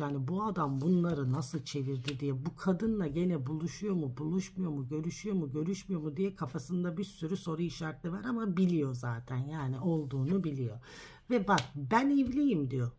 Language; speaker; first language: Turkish; early bilingual, heritage; Turkish